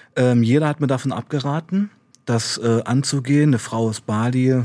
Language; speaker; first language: German; native; German